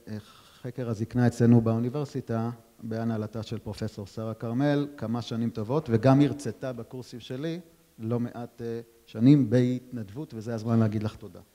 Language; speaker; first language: Hebrew; native; Hebrew